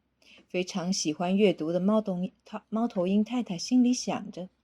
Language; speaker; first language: Chinese; native; Chinese